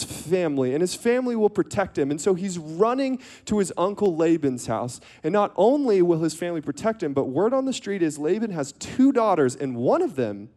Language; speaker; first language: English; native; English